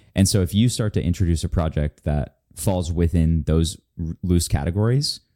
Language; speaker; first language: English; native; English